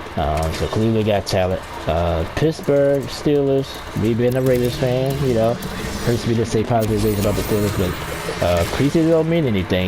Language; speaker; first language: English; native; English